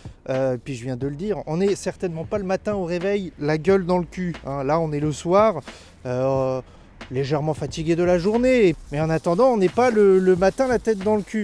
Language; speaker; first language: French; native; French